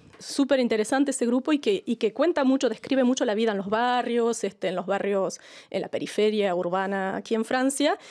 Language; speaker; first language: Spanish; native; Spanish